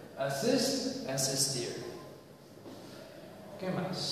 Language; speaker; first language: Spanish; non-native, learner; English